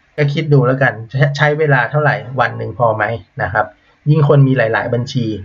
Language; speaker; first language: Thai; native; Thai